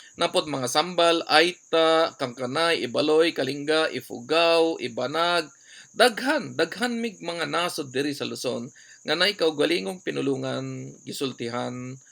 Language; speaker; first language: Cebuano; non-native, local second language; Pampanga